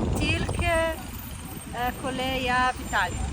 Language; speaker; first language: Ukrainian; non-native, learner; Portuguese